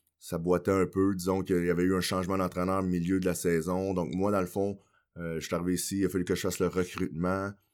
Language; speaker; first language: French; early bilingual, other home language; Haitian Creole